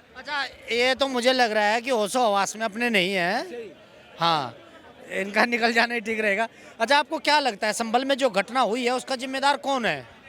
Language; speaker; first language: Hindi; native; Hindi